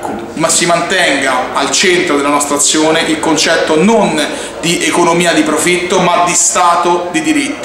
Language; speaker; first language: Italian; native; Italian